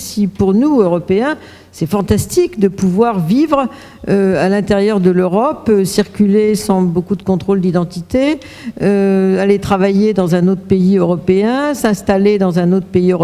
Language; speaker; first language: French; native; French